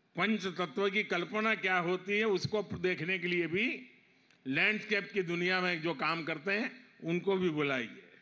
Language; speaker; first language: Hindi; non-native, local second language; Gujarati